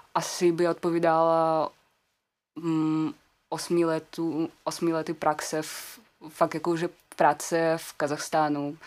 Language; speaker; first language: Czech; non-native, fluent; Kazakh